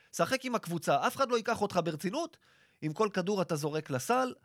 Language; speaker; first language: Hebrew; native; Hebrew